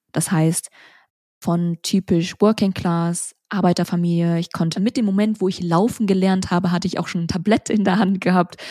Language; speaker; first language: German; early bilingual, other home language; Vietnamese